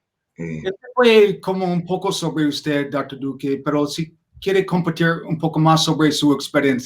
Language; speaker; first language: Spanish; non-native, learner; English